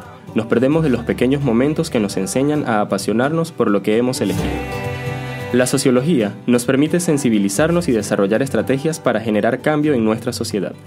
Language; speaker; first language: Spanish; native; Spanish